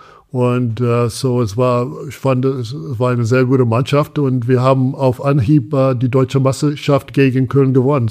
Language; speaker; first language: German; non-native, fluent; English